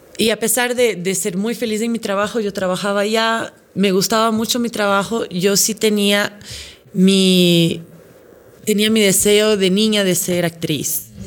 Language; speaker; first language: Spanish; non-native, fluent; Portuguese